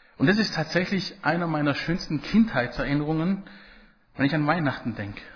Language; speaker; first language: German; early bilingual, other home language; Italian